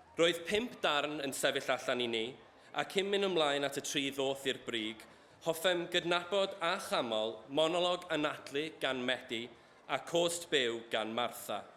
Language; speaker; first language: Welsh; native; Welsh